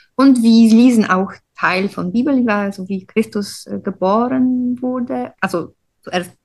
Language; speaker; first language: German; non-native, fluent; Polish